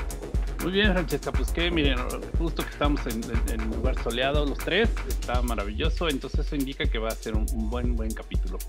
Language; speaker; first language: Spanish; native; Spanish